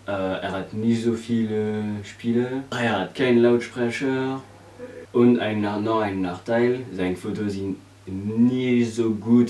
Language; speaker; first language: German; non-native, learner; French